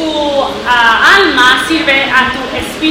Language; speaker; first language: Spanish; non-native, learner; English